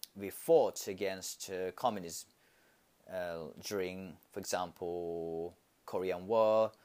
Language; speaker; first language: English; non-native, fluent; Japanese